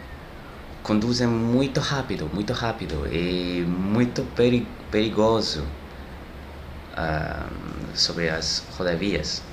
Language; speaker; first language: Portuguese; non-native, learner; French